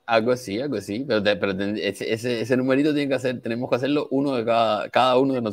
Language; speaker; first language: Spanish; native; Spanish